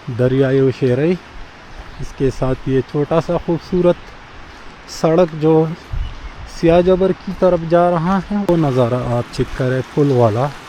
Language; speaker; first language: Urdu; non-native, local second language; Pashto